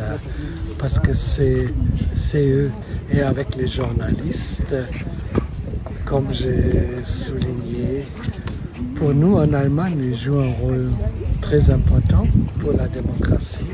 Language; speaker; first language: French; non-native, fluent; German